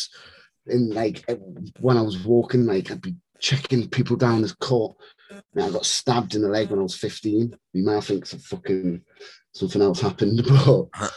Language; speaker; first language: English; native; English